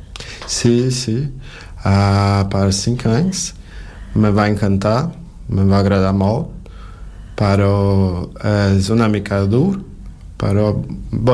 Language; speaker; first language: Catalan; non-native, fluent; Portuguese